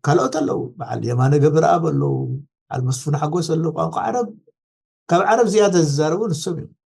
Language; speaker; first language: Tigrinya; non-native, local second language; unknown